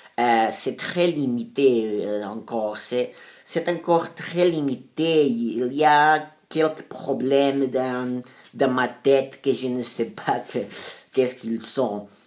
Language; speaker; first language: French; non-native, learner; Portuguese